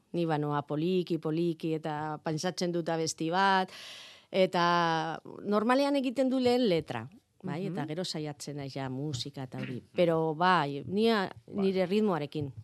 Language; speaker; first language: Basque; non-native, local second language; Spanish